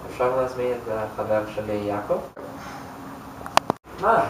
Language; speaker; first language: Hebrew; non-native, learner; English